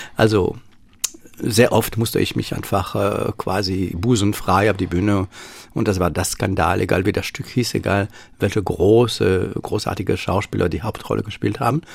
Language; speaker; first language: German; non-native, fluent; French